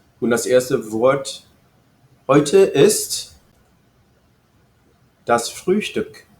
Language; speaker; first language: German; non-native, fluent; English